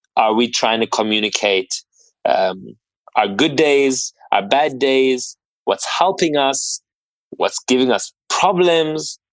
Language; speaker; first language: English; native; English